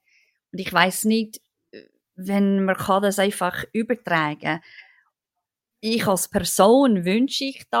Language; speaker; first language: German; non-native, fluent; English